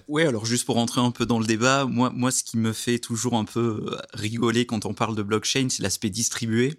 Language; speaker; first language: French; native; French